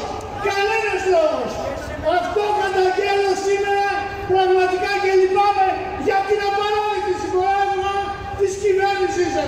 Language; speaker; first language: Greek; native; Greek